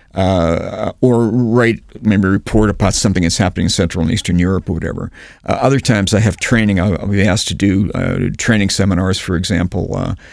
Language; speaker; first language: English; native; English